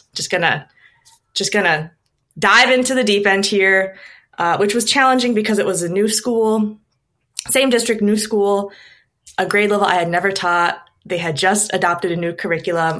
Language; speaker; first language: English; native; English